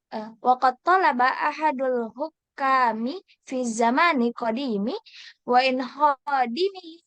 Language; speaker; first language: Arabic; non-native, learner; Indonesian